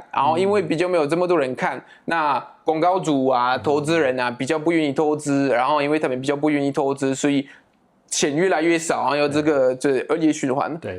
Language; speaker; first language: Chinese; non-native, fluent; French